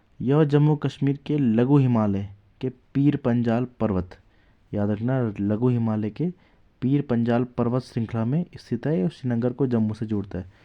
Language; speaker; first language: Hindi; native; Hindi